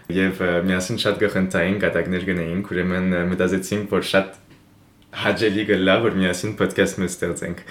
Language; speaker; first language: Armenian; early bilingual, heritage; Armenian